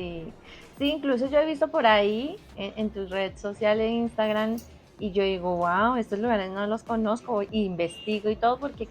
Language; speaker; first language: Spanish; native; Spanish